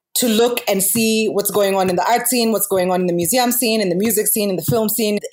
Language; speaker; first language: English; non-native, local second language; Kikuyu